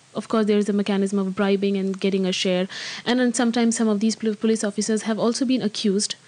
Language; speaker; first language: English; non-native, local second language; Hindi